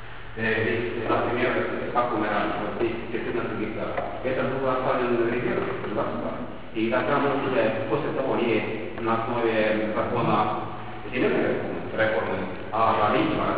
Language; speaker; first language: Russian; non-native, local second language; Estonian